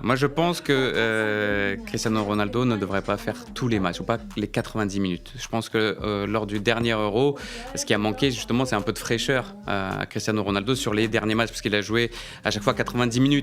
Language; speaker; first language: French; native; French